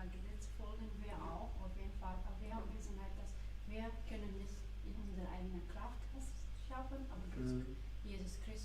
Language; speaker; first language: German; non-native, fluent; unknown